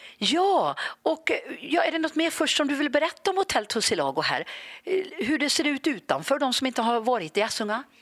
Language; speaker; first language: Swedish; native; Swedish